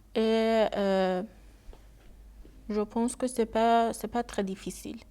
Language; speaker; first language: French; non-native, learner; Persian